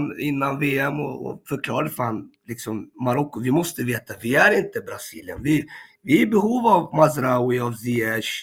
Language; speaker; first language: Swedish; early bilingual, other home language; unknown